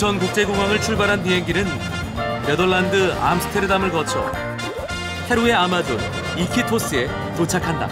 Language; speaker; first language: Korean; native; Korean